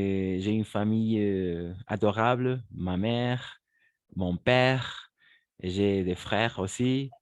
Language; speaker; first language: French; non-native, fluent; Spanish